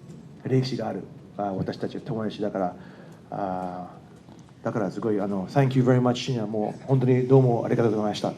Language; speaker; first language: Japanese; non-native, learner; Thai